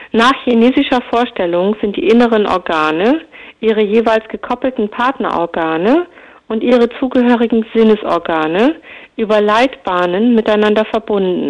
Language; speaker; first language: German; native; German